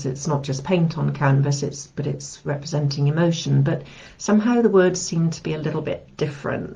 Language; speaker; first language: English; native; English